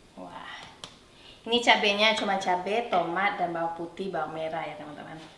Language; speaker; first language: Indonesian; native; Indonesian